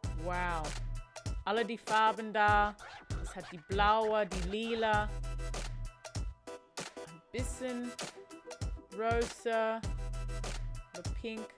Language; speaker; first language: German; non-native, fluent; English